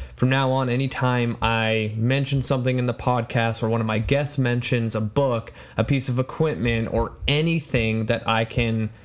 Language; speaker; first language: English; non-native, fluent; Polish